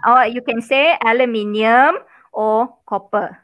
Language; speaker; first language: English; non-native, local second language; Malay